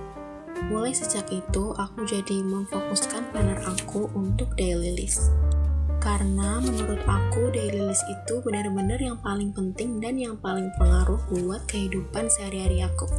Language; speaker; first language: Indonesian; native; Indonesian